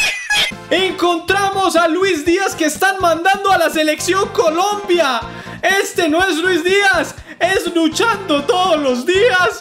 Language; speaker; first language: Spanish; native; Spanish